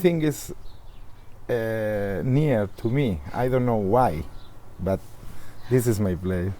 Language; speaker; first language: English; non-native, learner; Spanish